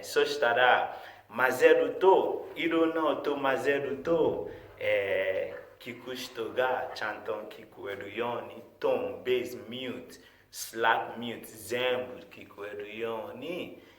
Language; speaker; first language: Japanese; non-native, fluent; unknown